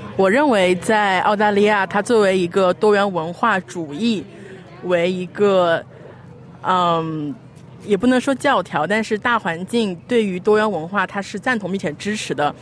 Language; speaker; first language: Chinese; native; Chinese